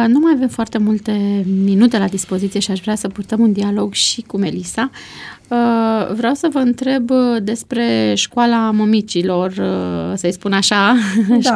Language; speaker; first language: Romanian; native; Romanian